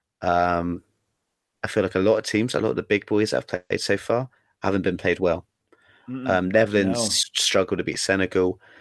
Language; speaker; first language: English; native; English